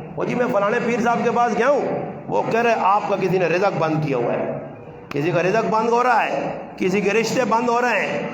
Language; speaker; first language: Urdu; non-native, local second language; Punjabi